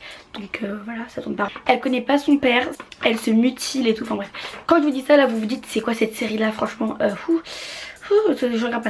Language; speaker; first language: French; native; French